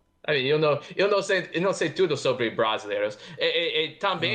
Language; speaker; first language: Portuguese; non-native, fluent; English